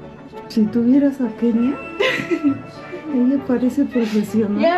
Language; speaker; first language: Spanish; native; Spanish